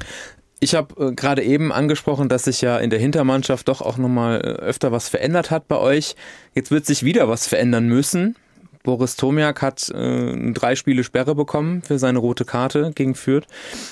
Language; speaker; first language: German; native; German